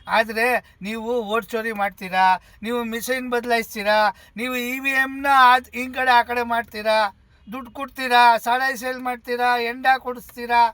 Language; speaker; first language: Kannada; non-native, local second language; Gujarati